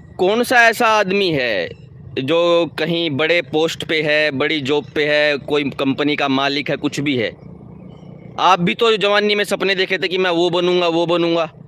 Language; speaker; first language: Hindi; native; Hindi